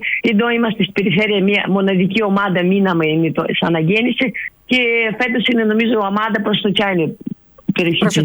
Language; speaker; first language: Greek; non-native, learner; Russian